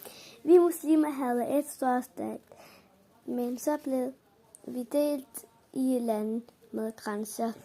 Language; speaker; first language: Danish; early bilingual, other home language; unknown